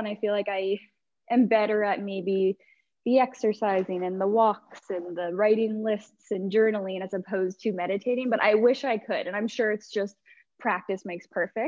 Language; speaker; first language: English; native; English